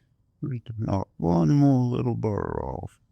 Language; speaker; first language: English; native; English